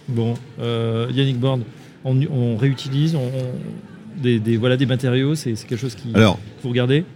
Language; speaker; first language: French; native; French